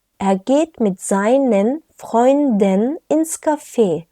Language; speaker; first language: German; non-native, fluent; Turkish